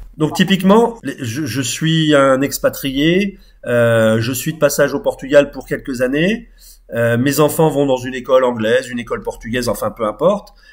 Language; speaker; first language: French; native; French